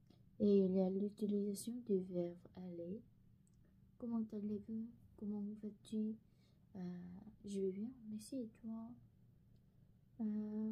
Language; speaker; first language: French; non-native, learner; Korean